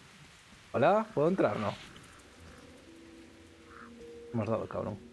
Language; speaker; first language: Spanish; native; Spanish